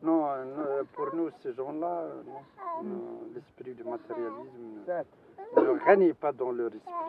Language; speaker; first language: French; non-native, local second language; Arabic